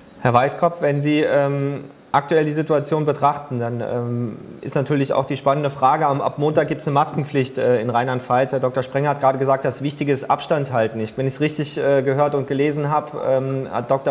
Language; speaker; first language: German; native; German